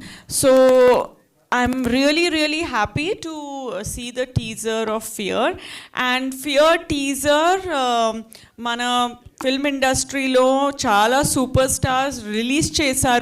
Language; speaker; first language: Telugu; non-native, fluent; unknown